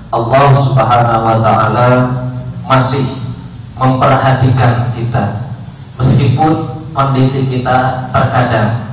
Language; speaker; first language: Indonesian; native; Indonesian